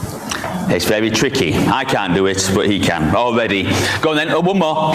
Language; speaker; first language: English; native; English